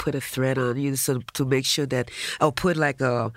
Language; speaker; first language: English; early bilingual, other home language; Spanish